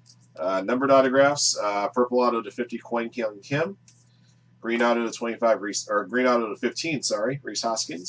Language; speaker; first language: English; native; English